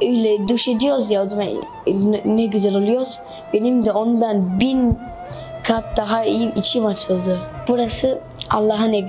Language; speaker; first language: Turkish; early bilingual, heritage; Turkish